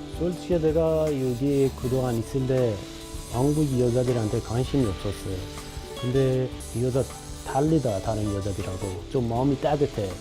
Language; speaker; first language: Korean; non-native, fluent; Persian